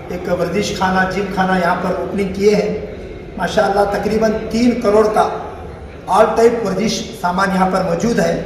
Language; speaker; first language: Hindi; non-native, local second language; Urdu